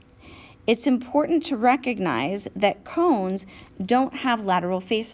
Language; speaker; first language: English; native; English